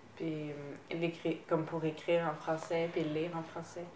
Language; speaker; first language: French; native; French